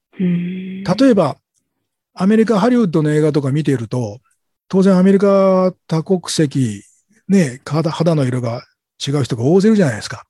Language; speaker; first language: Japanese; native; Japanese